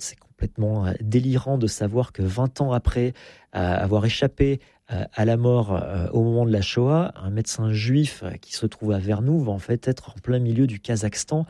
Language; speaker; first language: French; native; French